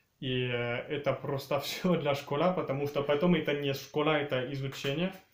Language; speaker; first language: Russian; early bilingual, heritage; French